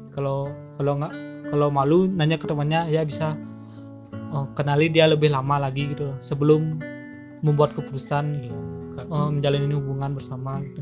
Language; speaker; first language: Indonesian; native; Indonesian